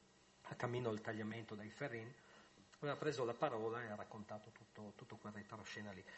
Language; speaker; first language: Italian; native; Italian